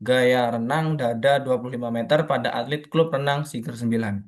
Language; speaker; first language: Indonesian; native; Indonesian